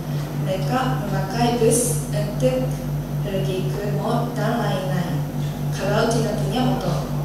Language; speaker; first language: Indonesian; non-native, learner; Japanese